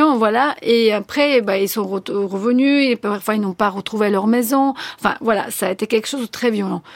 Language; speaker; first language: French; non-native, fluent; Bulgarian